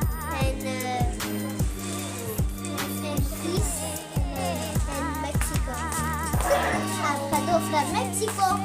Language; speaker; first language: English; non-native, learner; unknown